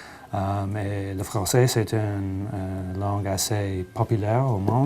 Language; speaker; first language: French; non-native, local second language; English